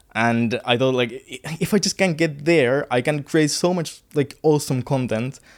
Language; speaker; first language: English; non-native, fluent; Finnish